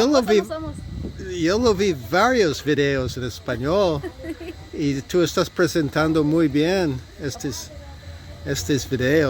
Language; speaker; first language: Spanish; non-native, learner; English